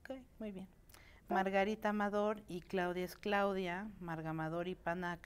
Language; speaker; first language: Spanish; native; Spanish